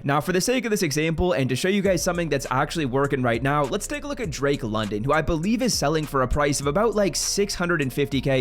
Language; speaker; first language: English; native; English